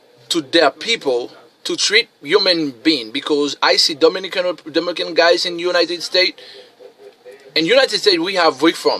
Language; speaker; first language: English; non-native, fluent; Haitian Creole